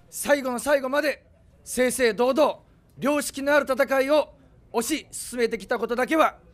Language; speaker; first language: Japanese; native; Japanese